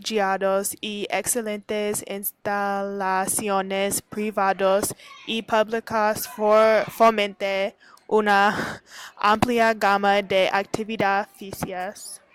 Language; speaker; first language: Spanish; non-native, learner; English